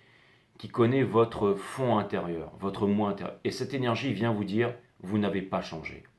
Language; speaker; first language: French; native; French